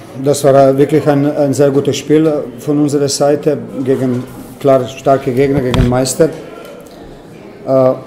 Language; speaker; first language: German; non-native, fluent; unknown